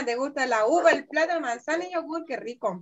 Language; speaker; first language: Spanish; native; Spanish